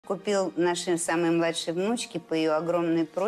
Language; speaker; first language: Russian; native; Russian